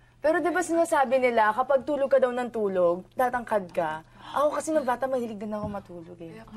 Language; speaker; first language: Filipino; native; Filipino